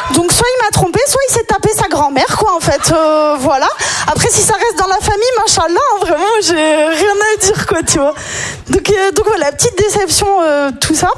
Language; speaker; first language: French; native; French